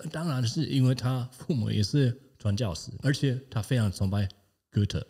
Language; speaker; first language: Chinese; non-native, fluent; German